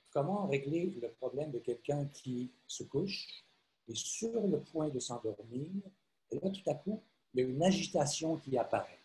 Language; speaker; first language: French; native; French